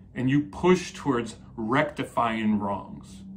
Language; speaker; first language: English; native; English